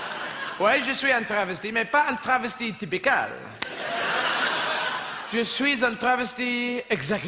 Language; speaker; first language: French; non-native, fluent; English